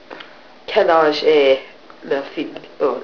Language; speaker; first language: French; non-native, learner; English